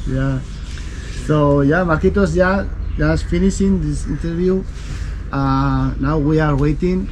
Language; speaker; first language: English; non-native, learner; Spanish